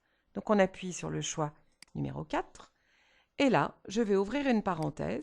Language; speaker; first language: French; native; French